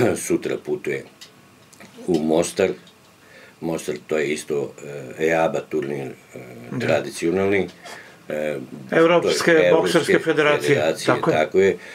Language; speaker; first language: Serbian; native; Serbian